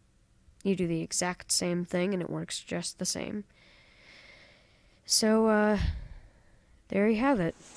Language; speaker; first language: English; native; English